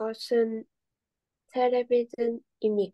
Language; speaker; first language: Korean; non-native, learner; Vietnamese